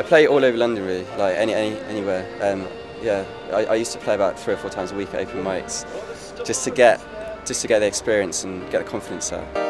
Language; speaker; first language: English; native; English